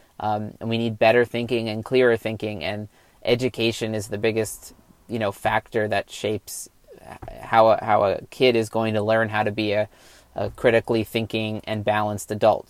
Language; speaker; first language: English; native; English